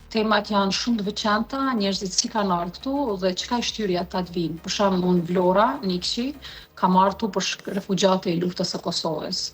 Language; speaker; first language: Albanian; native; Albanian